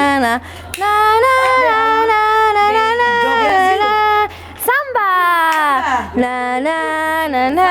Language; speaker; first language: French; native; French